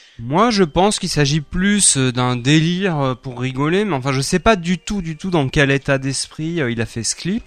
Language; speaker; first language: French; native; French